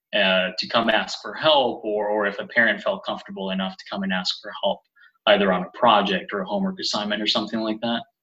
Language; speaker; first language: English; early bilingual, other home language; Spanish